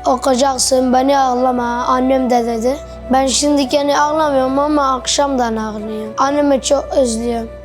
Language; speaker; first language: Turkish; early bilingual, other home language; Arabic